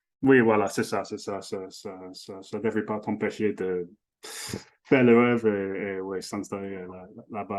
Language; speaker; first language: French; non-native, fluent; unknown